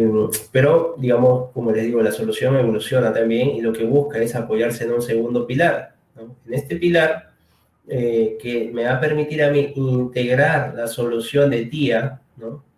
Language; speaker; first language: Spanish; native; Spanish